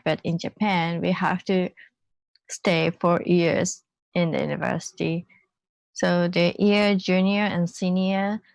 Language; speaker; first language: English; non-native, learner; Japanese